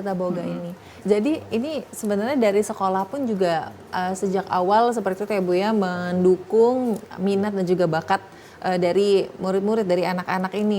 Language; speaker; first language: Indonesian; native; Indonesian